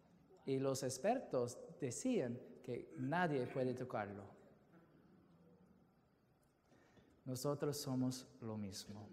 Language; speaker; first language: Spanish; non-native, fluent; English